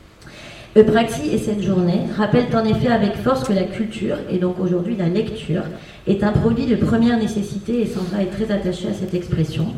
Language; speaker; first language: French; native; French